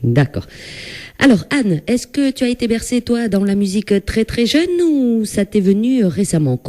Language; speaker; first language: French; native; French